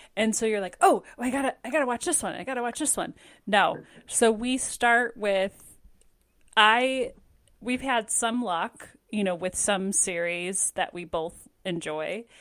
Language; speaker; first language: English; native; English